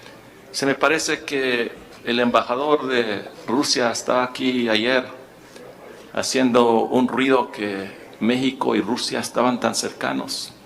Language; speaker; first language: Spanish; non-native, fluent; English